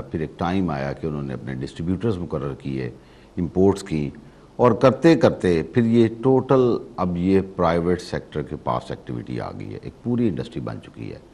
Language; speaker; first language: Urdu; non-native, local second language; Punjabi